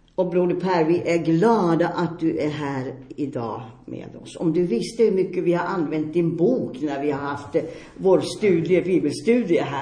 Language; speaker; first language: Swedish; non-native, fluent; Finnish